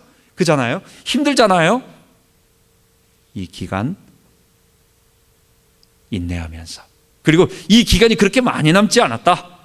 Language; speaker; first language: Korean; native; Korean